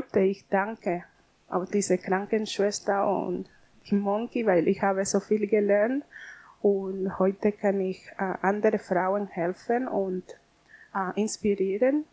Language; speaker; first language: German; non-native, learner; Spanish